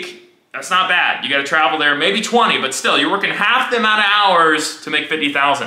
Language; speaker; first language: English; native; English